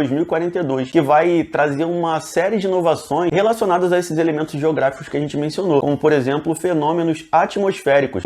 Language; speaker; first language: Portuguese; native; Portuguese